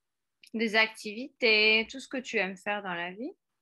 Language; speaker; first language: French; non-native, fluent; Spanish